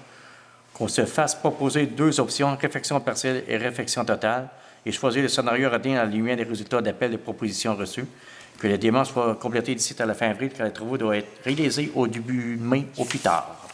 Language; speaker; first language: French; native; French